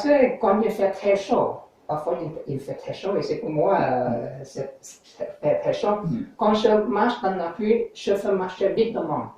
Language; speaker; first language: French; non-native, learner; English